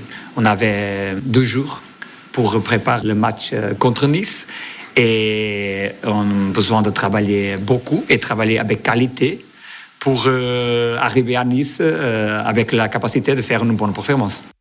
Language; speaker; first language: French; non-native, fluent; Portuguese